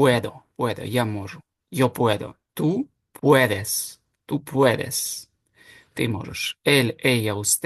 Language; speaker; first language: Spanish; non-native, fluent; Ukrainian